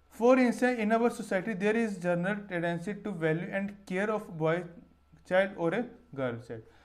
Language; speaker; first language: English; non-native, local second language; Punjabi